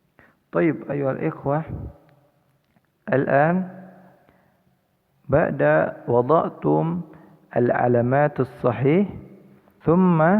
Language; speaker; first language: Arabic; non-native, fluent; Indonesian